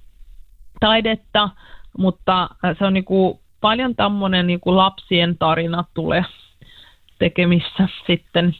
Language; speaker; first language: Finnish; non-native, learner; Russian